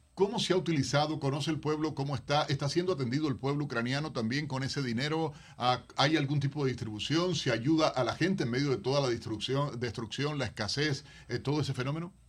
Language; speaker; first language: Spanish; non-native, fluent; Ukrainian